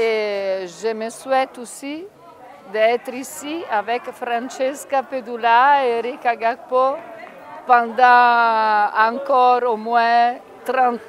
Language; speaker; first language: French; non-native, fluent; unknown